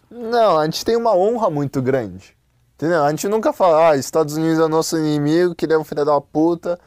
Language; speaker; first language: Portuguese; non-native, fluent; Chinese